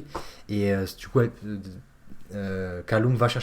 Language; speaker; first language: French; native; French